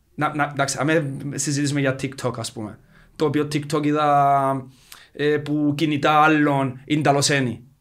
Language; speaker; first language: Greek; native; Greek